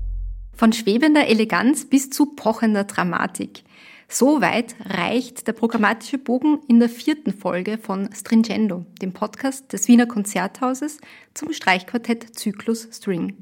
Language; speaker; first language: German; native; German